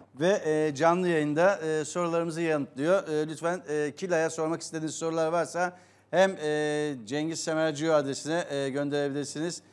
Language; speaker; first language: Turkish; native; Turkish